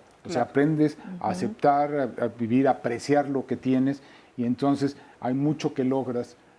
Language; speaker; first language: Spanish; native; Spanish